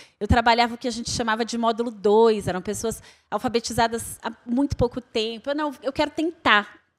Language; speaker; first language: Portuguese; native; Portuguese